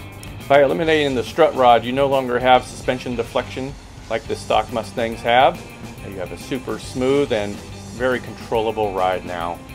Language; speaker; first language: English; native; English